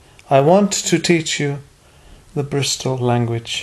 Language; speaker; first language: English; native; English